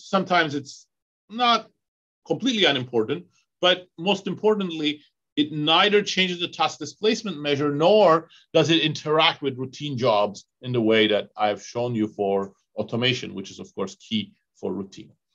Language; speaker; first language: English; non-native, fluent; Turkish